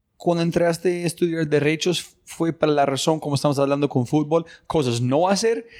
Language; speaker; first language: Spanish; non-native, fluent; English